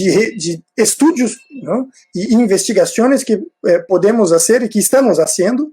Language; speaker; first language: Spanish; non-native, fluent; Portuguese